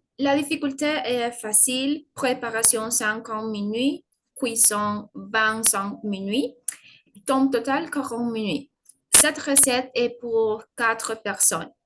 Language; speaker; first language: French; non-native, learner; Spanish